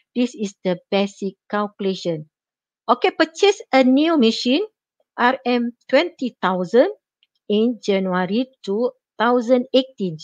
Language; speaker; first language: English; non-native, local second language; Malay